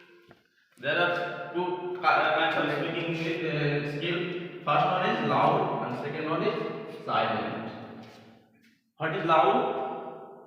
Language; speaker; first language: English; non-native, local second language; Bangla